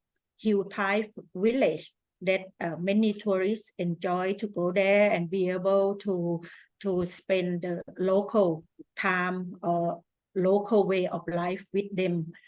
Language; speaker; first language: English; non-native, fluent; Thai